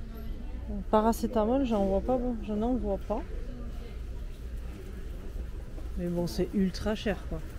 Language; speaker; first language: French; native; French